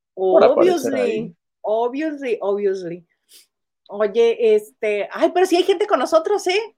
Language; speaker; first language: Spanish; native; Spanish